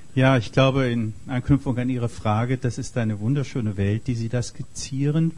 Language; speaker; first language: German; native; German